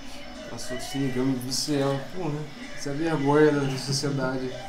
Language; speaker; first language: Portuguese; native; Portuguese